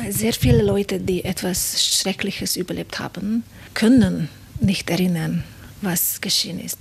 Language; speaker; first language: German; non-native, fluent; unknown